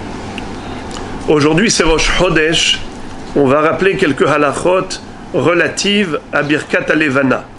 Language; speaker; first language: French; native; French